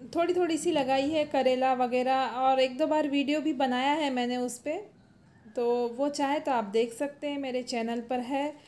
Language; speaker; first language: Hindi; native; Hindi